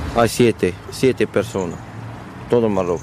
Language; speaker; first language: Spanish; non-native, learner; Arabic